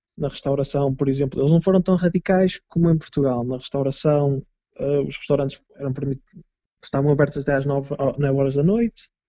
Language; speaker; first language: Portuguese; native; Portuguese